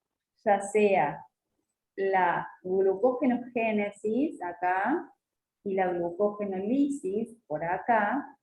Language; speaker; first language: Spanish; native; Spanish